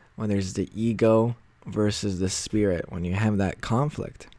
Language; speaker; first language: English; native; English